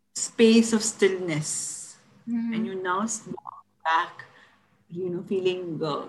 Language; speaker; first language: English; non-native, local second language; Tulu